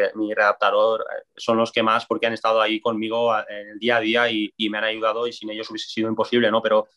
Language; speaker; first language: Spanish; native; Spanish